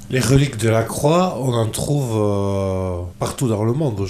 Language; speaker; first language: French; native; French